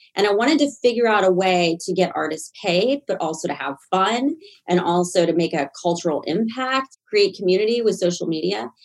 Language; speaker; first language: English; native; English